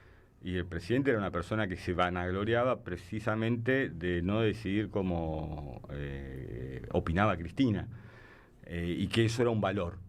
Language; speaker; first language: Spanish; native; Spanish